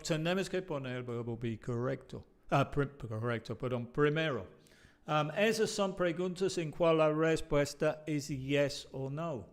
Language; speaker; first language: Spanish; non-native, fluent; English